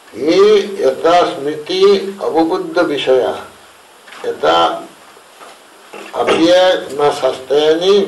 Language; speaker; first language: Russian; non-native, learner; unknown